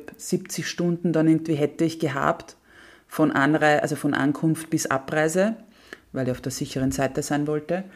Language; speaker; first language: German; native; German